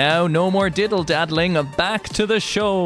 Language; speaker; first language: English; native; English